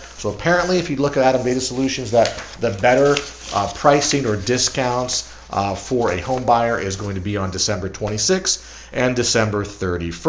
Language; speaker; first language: English; native; English